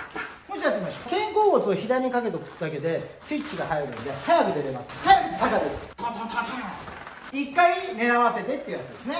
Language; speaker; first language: Japanese; native; Japanese